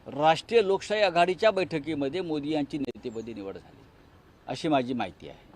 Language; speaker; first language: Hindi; non-native, local second language; Marathi